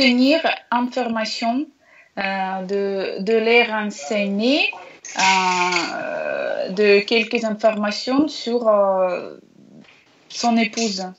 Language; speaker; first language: French; non-native, learner; Russian